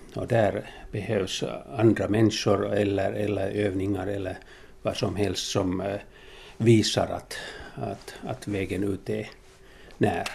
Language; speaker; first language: Swedish; non-native, local second language; Finnish